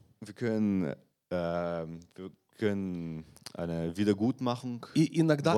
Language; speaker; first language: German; non-native, learner; Russian